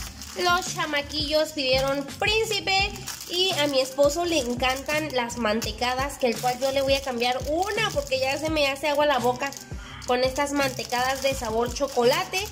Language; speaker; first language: Spanish; native; Spanish